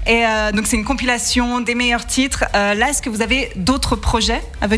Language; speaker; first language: French; native; French